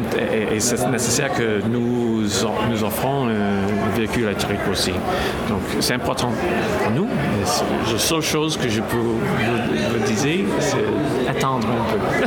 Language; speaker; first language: French; non-native, local second language; English